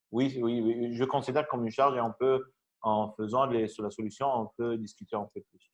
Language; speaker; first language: French; non-native, fluent; Arabic